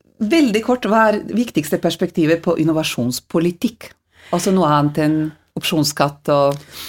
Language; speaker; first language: Norwegian; non-native, fluent; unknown